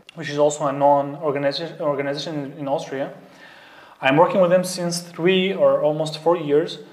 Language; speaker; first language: English; non-native, fluent; Arabic